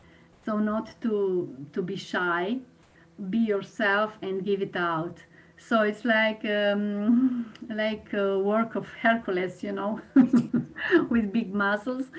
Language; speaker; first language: English; non-native, fluent; Slovenian